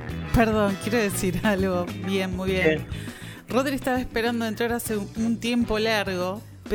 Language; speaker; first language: Spanish; native; Spanish